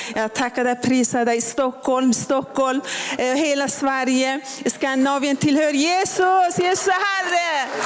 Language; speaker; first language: Swedish; non-native, local second language; Persian